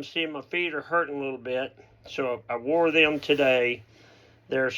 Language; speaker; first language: English; native; English